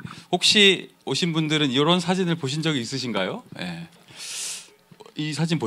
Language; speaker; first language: Korean; native; Korean